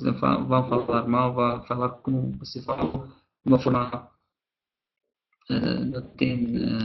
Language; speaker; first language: Portuguese; non-native, fluent; Arabic